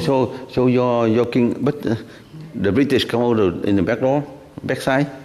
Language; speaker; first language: English; non-native, learner; Vietnamese